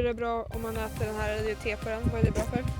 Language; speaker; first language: Swedish; native; Swedish